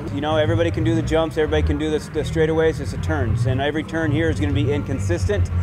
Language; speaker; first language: English; native; English